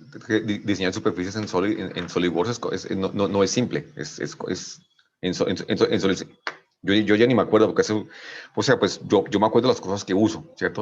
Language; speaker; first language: Spanish; native; Spanish